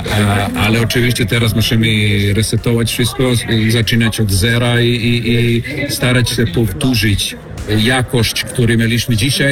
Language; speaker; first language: Polish; non-native, fluent; Serbian